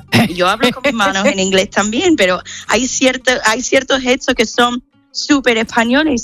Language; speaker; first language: Spanish; non-native, fluent; English